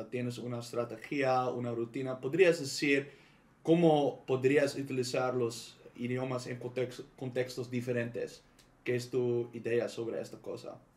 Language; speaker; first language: Spanish; non-native, learner; Dutch